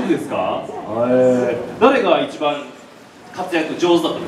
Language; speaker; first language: Japanese; native; Japanese